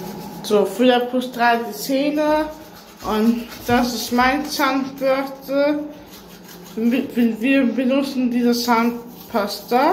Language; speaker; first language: German; early bilingual, other home language; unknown